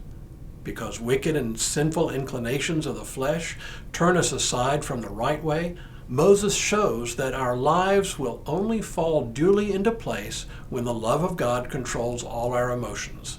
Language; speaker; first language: English; native; English